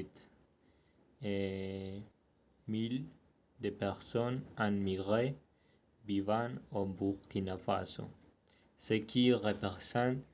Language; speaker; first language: French; non-native, learner; Spanish